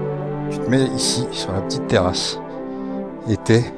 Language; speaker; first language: French; native; French